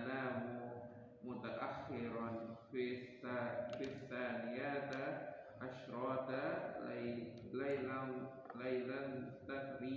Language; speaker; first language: Arabic; non-native, learner; Indonesian